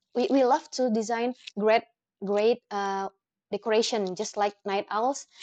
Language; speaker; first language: English; non-native, fluent; Indonesian